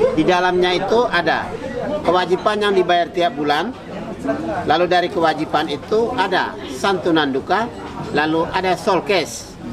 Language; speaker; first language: Indonesian; native; Indonesian